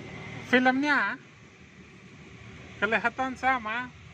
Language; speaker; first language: Indonesian; non-native, learner; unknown